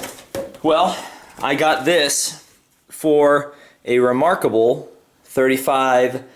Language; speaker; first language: English; native; English